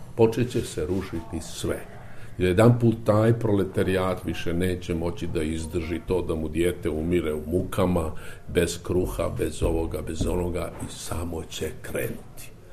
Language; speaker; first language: Croatian; native; Croatian